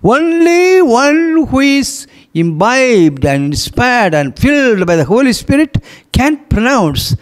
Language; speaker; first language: English; non-native, local second language; Tamil